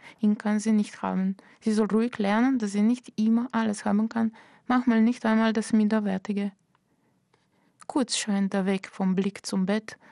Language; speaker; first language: German; non-native, fluent; Slovenian